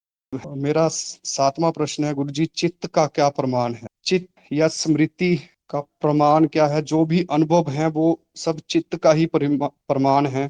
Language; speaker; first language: Hindi; native; Hindi